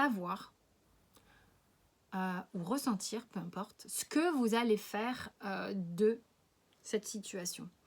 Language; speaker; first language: French; native; French